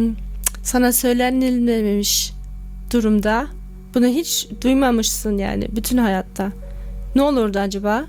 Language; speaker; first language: Turkish; non-native, learner; German